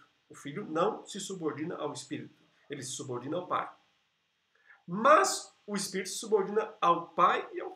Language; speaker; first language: Portuguese; native; Portuguese